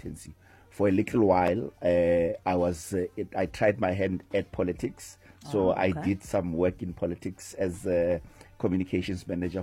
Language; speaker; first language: English; non-native, local second language; Tswana